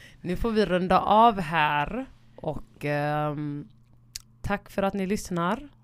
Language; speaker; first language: Swedish; early bilingual, other home language; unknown